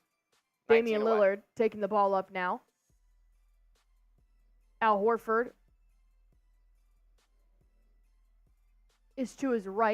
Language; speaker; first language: English; native; English